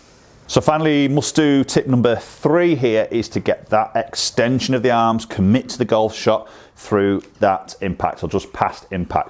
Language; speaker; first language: English; native; English